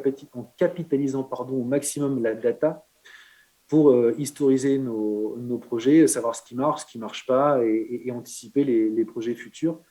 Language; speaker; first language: French; native; French